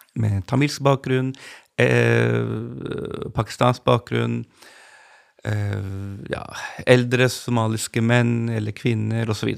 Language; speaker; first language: Norwegian; early bilingual, other home language; Urdu